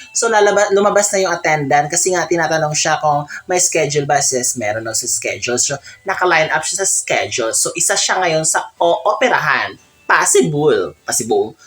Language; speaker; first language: Filipino; non-native, local second language; Cebuano